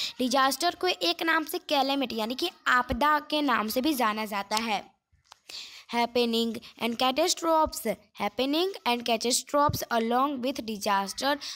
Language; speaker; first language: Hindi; non-native, local second language; Gujarati